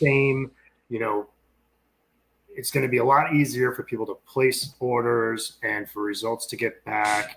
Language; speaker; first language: English; native; English